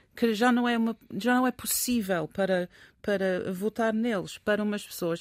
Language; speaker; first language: Portuguese; non-native, fluent; English